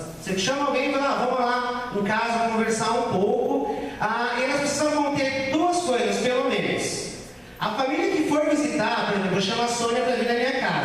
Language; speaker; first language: Portuguese; native; Portuguese